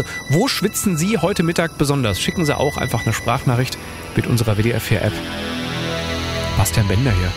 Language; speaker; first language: German; native; German